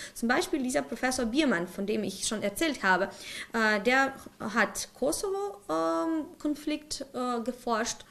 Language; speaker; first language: German; non-native, fluent; Ukrainian